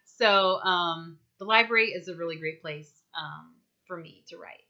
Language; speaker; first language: English; native; English